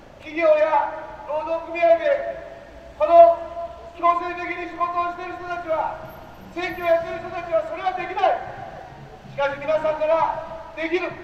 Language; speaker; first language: Japanese; native; Japanese